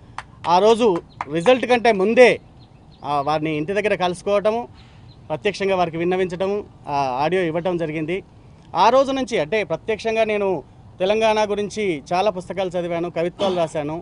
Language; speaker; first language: Telugu; native; Telugu